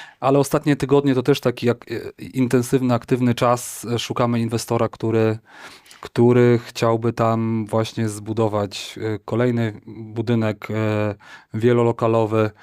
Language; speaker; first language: Polish; native; Polish